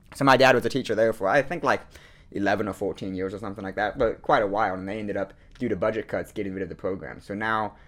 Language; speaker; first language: English; native; English